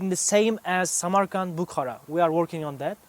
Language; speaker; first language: English; non-native, fluent; Uzbek